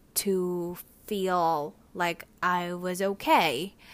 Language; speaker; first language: English; non-native, fluent; Turkish